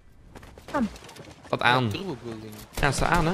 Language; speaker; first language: Dutch; native; Dutch